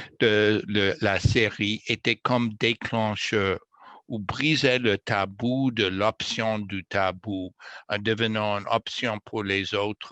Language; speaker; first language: French; non-native, fluent; English